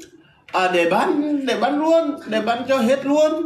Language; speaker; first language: Vietnamese; non-native, fluent; Portuguese